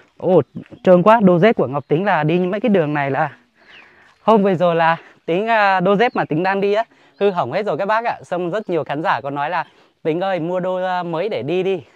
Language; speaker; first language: Vietnamese; non-native, local second language; Hmong